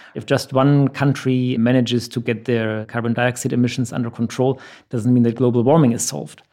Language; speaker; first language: English; non-native, fluent; German